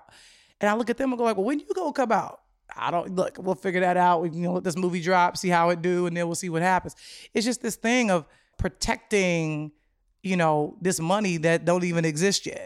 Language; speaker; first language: English; native; English